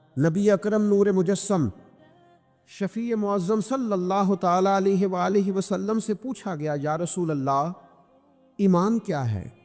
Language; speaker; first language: Urdu; non-native, local second language; Punjabi